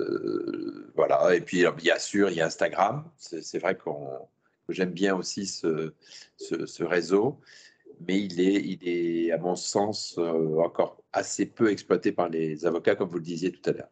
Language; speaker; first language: French; native; French